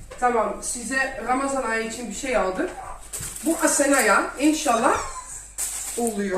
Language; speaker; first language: Turkish; non-native, learner; Dutch